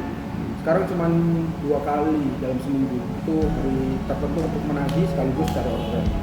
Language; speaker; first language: Indonesian; native; Indonesian